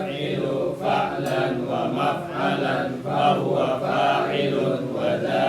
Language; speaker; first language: Arabic; non-native, learner; Indonesian